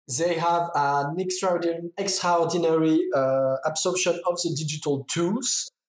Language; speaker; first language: English; non-native, fluent; French